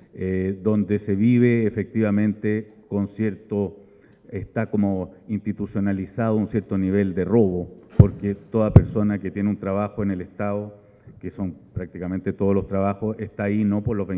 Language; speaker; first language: Spanish; native; Spanish